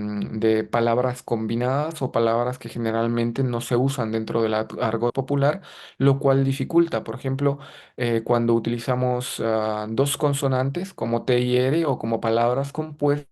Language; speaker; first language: Spanish; native; Spanish